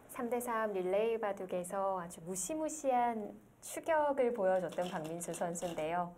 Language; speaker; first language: Korean; native; Korean